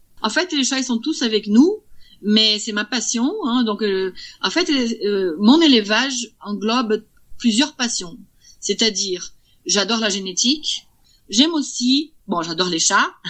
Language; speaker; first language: French; non-native, fluent; Portuguese